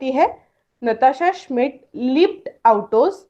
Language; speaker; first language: German; non-native, fluent; Hindi